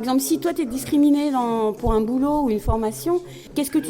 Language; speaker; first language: French; native; French